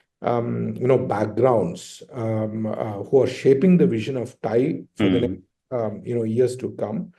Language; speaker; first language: English; non-native, local second language; Telugu